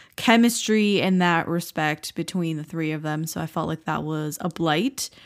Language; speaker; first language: English; native; English